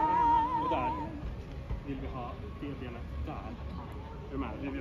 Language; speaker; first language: Swedish; native; Swedish